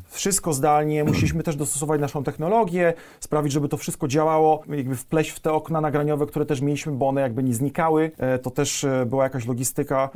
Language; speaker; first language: Polish; native; Polish